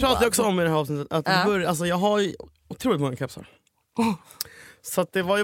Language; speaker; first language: Swedish; native; Swedish